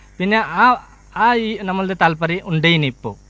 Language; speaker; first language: Malayalam; non-native, local second language; Bangla